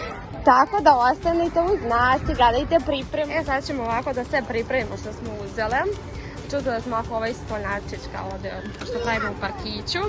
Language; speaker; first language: Bosnian; native; Bosnian